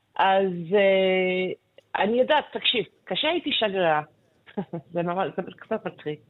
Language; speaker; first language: Hebrew; non-native, fluent; English